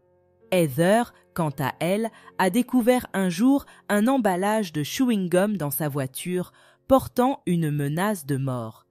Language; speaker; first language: French; native; French